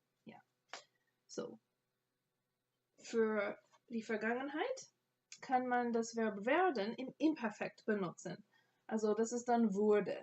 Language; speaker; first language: German; non-native, fluent; English